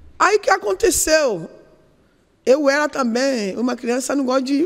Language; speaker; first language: Portuguese; non-native, learner; Yoruba